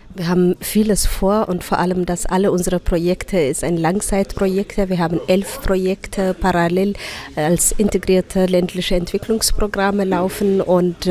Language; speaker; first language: German; non-native, fluent; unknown